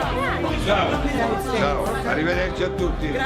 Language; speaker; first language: Italian; native; Italian